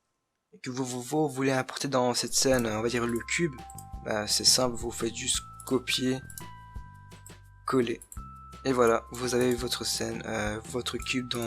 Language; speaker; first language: French; native; French